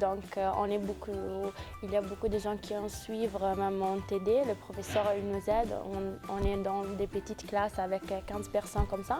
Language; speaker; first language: French; non-native, learner; Italian